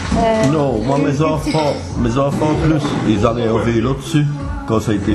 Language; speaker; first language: French; native; French